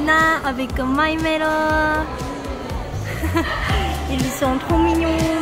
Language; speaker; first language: French; non-native, learner; Japanese